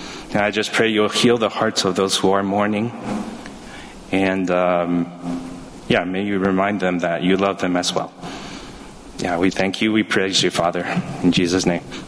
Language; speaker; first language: English; early bilingual, other home language; Chinese